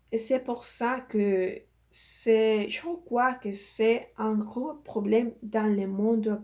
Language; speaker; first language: French; non-native, learner; Spanish